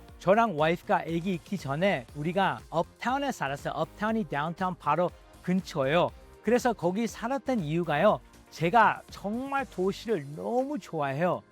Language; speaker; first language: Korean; early bilingual, heritage; Korean